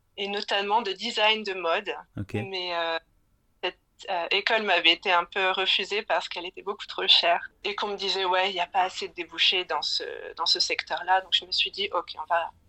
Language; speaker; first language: French; native; French